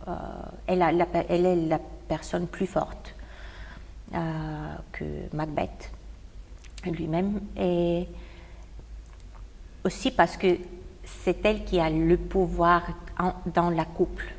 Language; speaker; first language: French; non-native, fluent; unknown